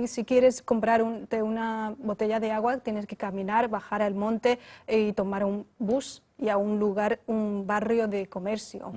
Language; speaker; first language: Spanish; non-native, fluent; Chinese